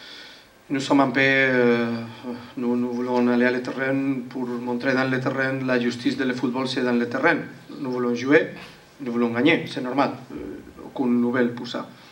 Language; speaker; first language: French; non-native, learner; Spanish